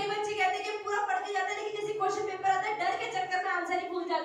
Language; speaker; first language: Hindi; native; Hindi